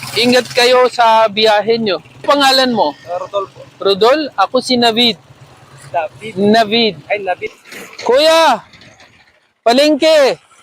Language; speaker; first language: Filipino; non-native, learner; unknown